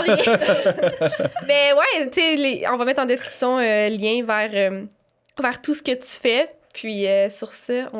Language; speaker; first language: French; native; French